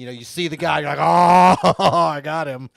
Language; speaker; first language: English; native; English